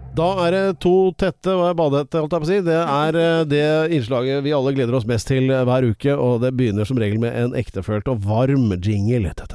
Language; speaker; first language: Norwegian; native; Norwegian